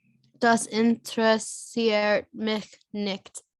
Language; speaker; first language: German; non-native, learner; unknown